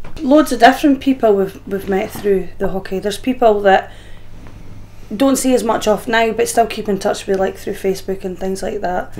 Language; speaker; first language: English; native; English